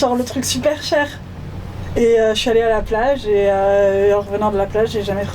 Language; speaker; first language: French; native; French